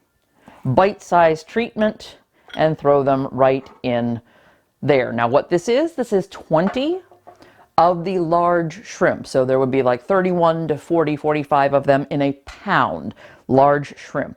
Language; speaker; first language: English; native; English